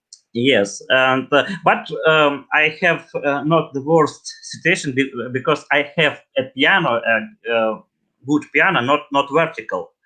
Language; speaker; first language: English; non-native, learner; Russian